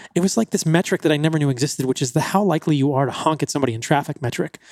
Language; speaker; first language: English; native; English